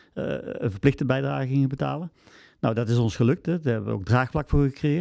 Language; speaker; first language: Dutch; native; Dutch